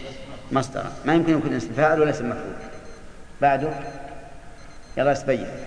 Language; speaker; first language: Arabic; native; Arabic